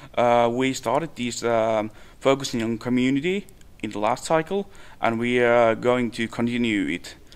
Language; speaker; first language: English; non-native, fluent; Finnish